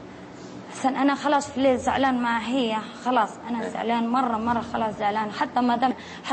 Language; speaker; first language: Arabic; non-native, learner; Indonesian